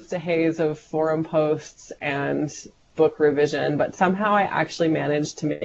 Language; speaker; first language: English; native; English